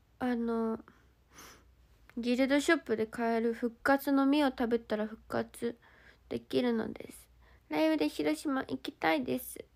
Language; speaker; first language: Japanese; native; Japanese